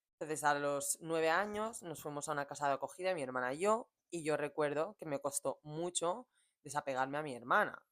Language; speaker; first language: Spanish; early bilingual, other home language; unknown